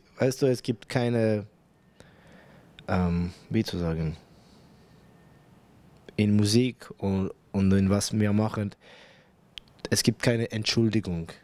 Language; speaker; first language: German; non-native, fluent; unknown